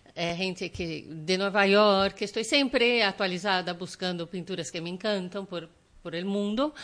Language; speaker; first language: Spanish; non-native, learner; Portuguese